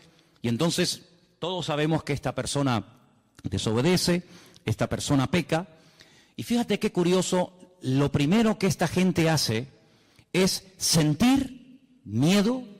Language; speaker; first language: Spanish; native; Spanish